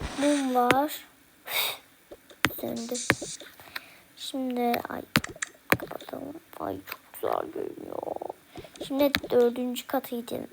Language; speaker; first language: Turkish; early bilingual, heritage; Turkish